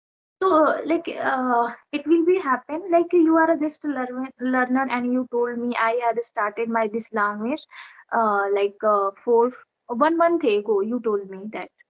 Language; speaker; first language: English; non-native, learner; Odia